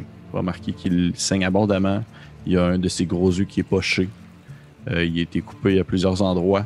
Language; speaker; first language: French; native; French